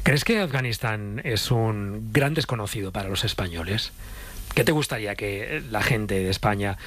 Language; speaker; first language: Spanish; native; Spanish